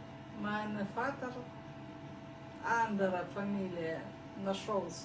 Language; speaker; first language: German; non-native, learner; Russian